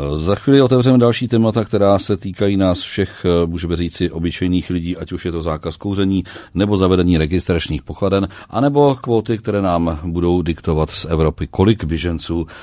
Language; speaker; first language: Czech; native; Czech